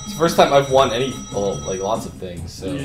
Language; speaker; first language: English; native; English